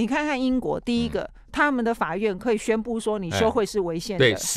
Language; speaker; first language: Chinese; native; Chinese